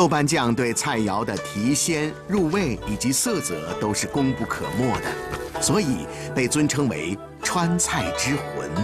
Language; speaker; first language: Chinese; native; Chinese